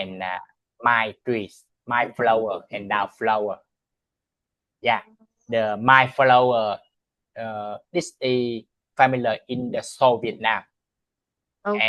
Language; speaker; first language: English; non-native, learner; Vietnamese